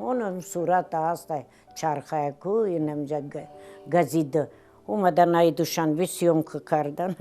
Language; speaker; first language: Tajik; non-native, fluent; Russian